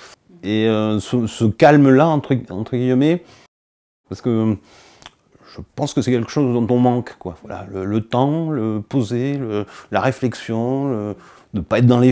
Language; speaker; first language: French; native; French